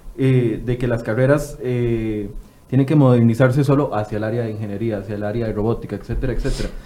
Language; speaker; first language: Spanish; native; Spanish